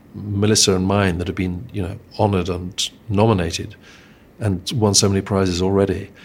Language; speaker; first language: English; native; English